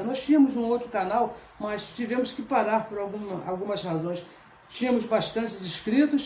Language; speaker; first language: Portuguese; native; Portuguese